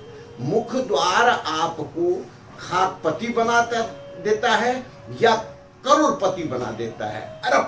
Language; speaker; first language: Hindi; native; Hindi